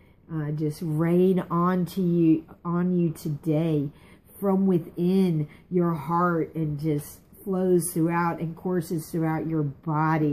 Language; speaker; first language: English; native; English